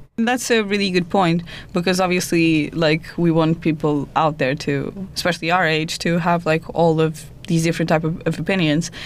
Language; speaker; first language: English; non-native, fluent; Portuguese